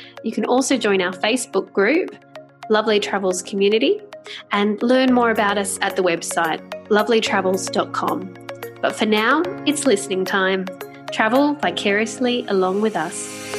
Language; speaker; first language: English; native; English